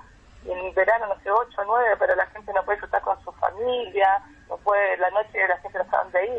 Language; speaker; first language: Spanish; native; Spanish